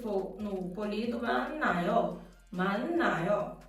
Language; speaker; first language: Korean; non-native, fluent; Portuguese